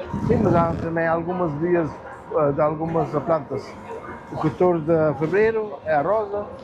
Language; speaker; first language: Portuguese; non-native, learner; German